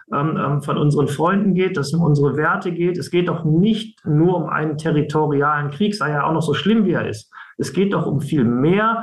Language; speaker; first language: German; native; German